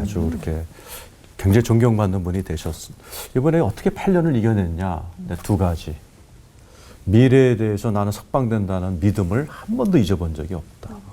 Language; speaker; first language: Korean; native; Korean